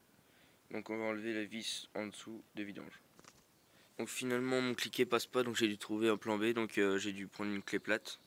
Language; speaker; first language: French; native; French